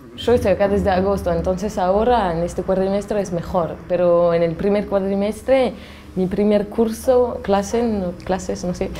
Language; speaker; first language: Spanish; non-native, learner; French